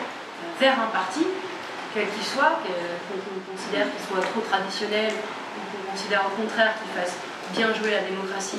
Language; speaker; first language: French; native; French